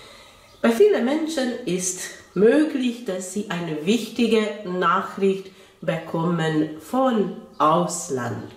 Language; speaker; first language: German; non-native, fluent; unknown